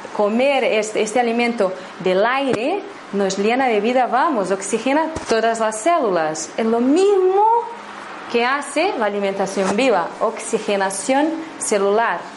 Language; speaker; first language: Spanish; non-native, fluent; Portuguese